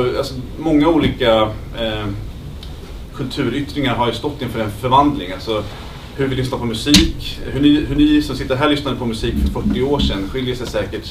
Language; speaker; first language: Swedish; native; Swedish